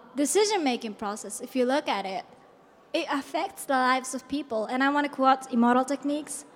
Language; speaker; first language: English; non-native, fluent; Japanese